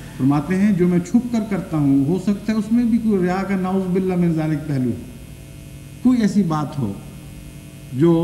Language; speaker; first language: Urdu; non-native, local second language; Punjabi